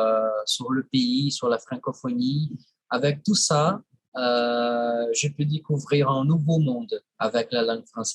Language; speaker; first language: French; non-native, fluent; Portuguese